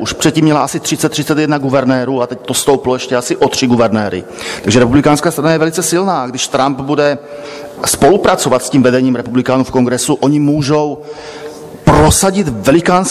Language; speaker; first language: Czech; native; Czech